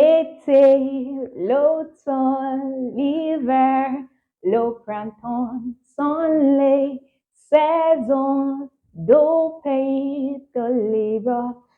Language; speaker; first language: French; non-native, fluent; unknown